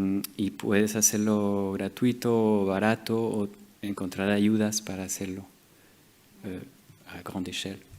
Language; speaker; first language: Spanish; non-native, fluent; French